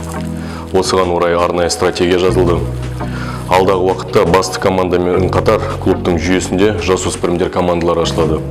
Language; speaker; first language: Kazakh; native; Kazakh